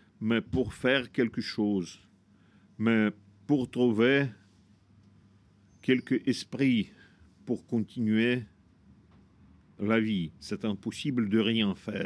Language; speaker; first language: French; non-native, fluent; Russian